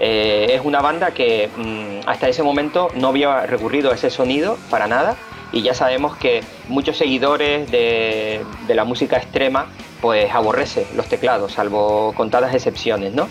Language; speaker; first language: Spanish; native; Spanish